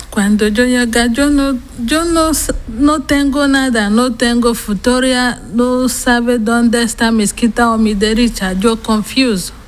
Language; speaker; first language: Spanish; non-native, learner; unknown